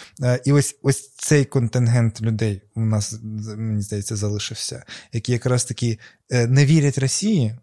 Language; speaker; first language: Ukrainian; non-native, local second language; Russian